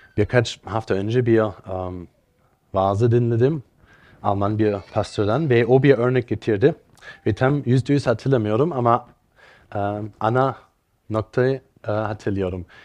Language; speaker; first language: Turkish; non-native, fluent; German